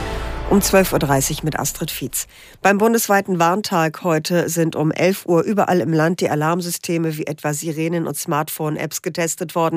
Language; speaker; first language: German; native; German